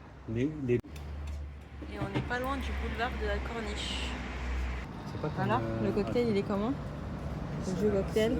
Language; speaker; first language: French; native; French